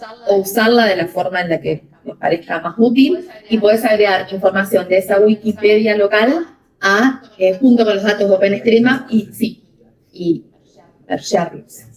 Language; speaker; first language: Spanish; native; Spanish